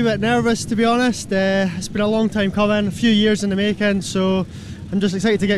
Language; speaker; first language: English; native; English